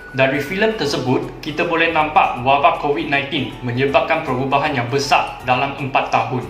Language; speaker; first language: Malay; non-native, local second language; Chinese